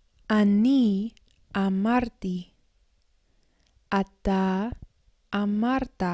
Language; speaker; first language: Hebrew; non-native, fluent; English